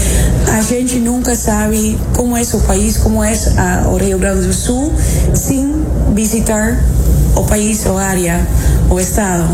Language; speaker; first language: Portuguese; non-native, fluent; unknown